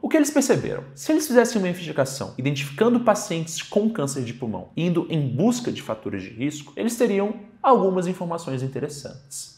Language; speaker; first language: Portuguese; native; Portuguese